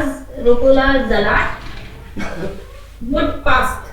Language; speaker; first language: German; non-native, learner; Hindi